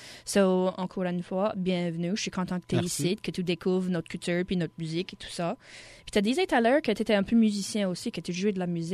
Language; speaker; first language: French; native; French